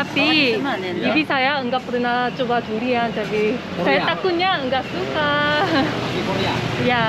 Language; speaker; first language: Indonesian; non-native, learner; Korean